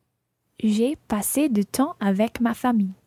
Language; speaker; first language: French; non-native, learner; English